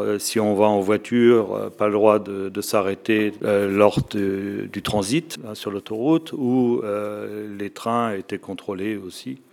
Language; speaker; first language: French; native; French